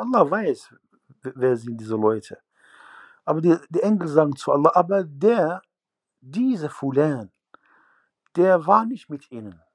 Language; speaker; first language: German; non-native, fluent; Arabic